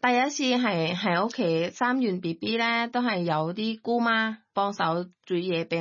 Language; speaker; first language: Cantonese; non-native, learner; Thai